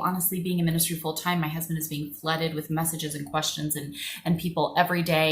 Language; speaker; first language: English; native; English